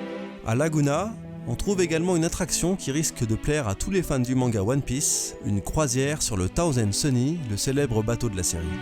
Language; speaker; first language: French; native; French